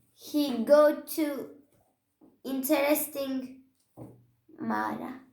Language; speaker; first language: English; non-native, learner; Turkish